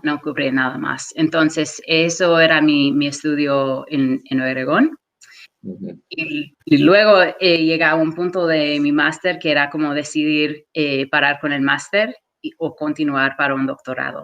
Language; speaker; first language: Spanish; non-native, fluent; English